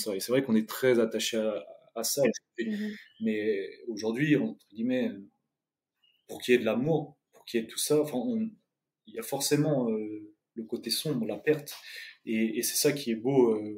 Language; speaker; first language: French; native; French